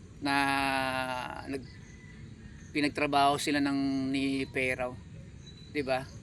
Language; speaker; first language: Filipino; native; Filipino